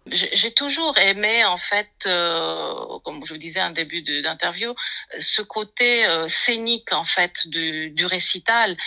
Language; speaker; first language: French; non-native, fluent; Romanian